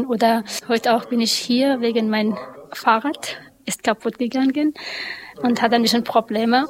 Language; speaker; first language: German; non-native, learner; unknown